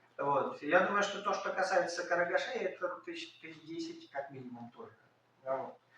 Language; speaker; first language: Russian; native; Russian